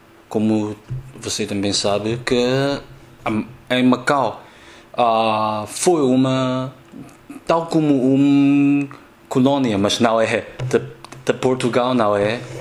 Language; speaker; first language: Portuguese; non-native, learner; Chinese